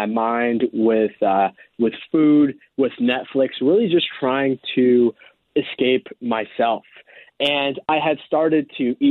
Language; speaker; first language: English; native; English